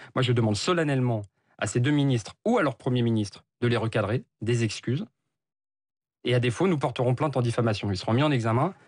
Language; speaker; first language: French; native; French